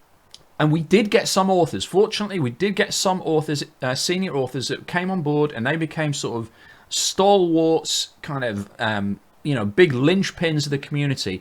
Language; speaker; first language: English; native; English